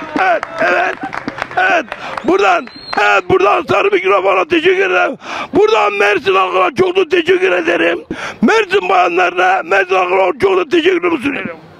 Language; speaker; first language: Turkish; native; Turkish